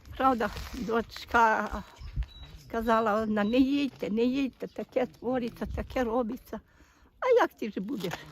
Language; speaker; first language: Ukrainian; native; Ukrainian